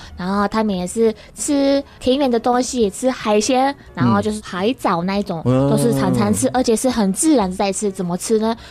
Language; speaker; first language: Chinese; non-native, fluent; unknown